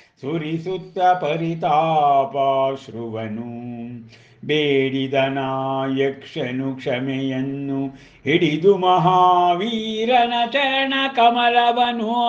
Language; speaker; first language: Kannada; native; Kannada